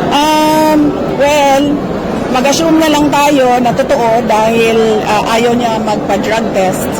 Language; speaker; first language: Filipino; native; Filipino